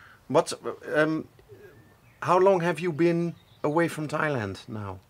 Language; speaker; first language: English; non-native, fluent; Dutch